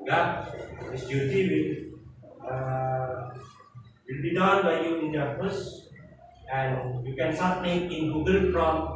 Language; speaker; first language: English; non-native, learner; Indonesian